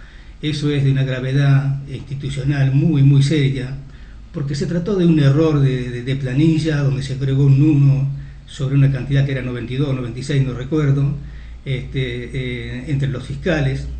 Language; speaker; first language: Spanish; native; Spanish